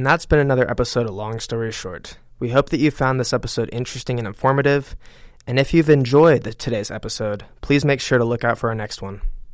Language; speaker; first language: English; native; English